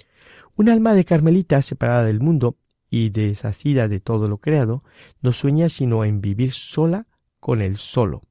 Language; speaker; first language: Spanish; native; Spanish